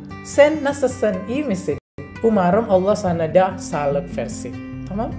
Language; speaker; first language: Turkish; non-native, learner; Indonesian